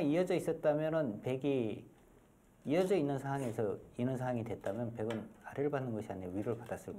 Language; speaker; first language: Korean; native; Korean